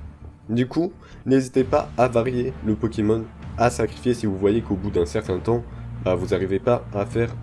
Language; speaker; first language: French; native; French